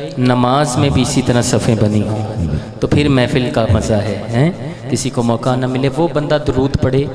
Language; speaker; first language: Urdu; non-native, local second language; Punjabi